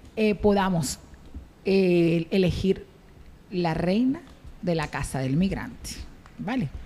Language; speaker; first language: Spanish; native; Spanish